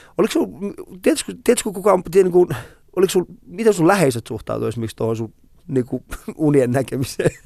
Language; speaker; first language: Finnish; early bilingual, other home language; Persian